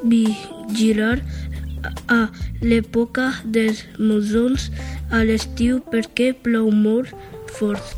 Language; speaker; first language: Catalan; early bilingual, other home language; Chinese